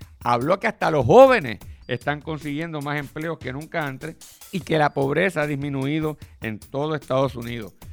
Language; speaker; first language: Spanish; native; Spanish